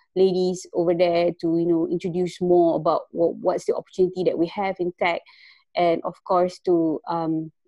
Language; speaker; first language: English; non-native, local second language; Malay